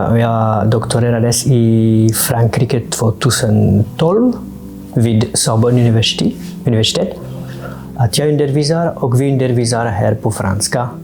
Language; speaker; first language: Swedish; non-native, fluent; French